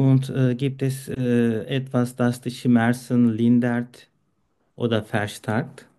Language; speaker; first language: German; non-native, learner; Turkish